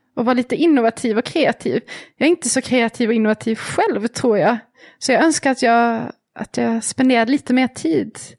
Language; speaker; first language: Swedish; native; Swedish